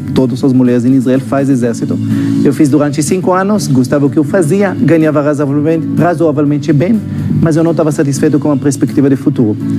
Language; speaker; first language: Portuguese; non-native, fluent; Hebrew